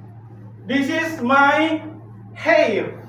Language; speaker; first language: English; non-native, learner; Indonesian